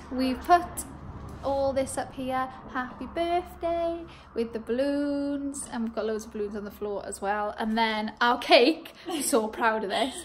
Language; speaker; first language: English; native; English